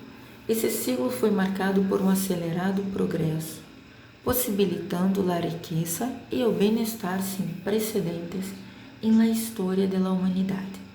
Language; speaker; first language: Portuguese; native; Portuguese